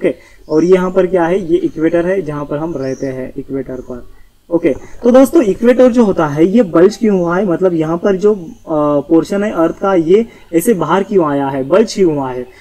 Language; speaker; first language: Hindi; non-native, local second language; Marathi